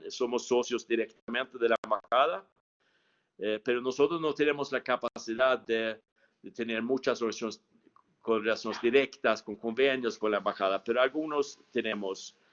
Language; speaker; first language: Spanish; non-native, fluent; Swedish